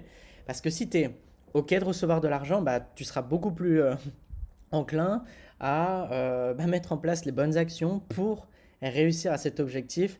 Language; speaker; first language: French; native; French